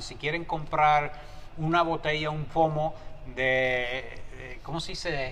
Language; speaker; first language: Spanish; early bilingual, heritage; Spanish